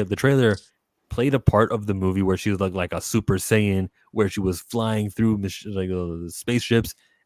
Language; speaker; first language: English; native; English